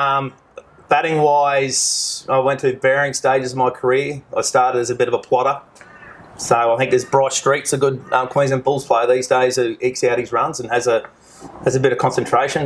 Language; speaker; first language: English; native; English